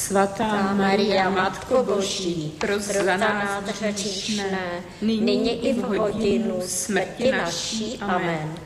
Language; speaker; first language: Czech; native; Czech